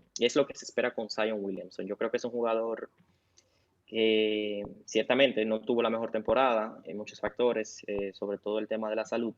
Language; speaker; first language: Spanish; native; Spanish